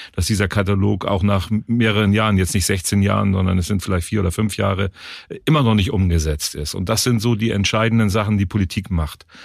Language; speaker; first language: German; native; German